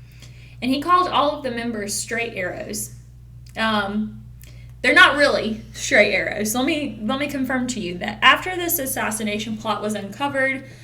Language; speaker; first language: English; native; English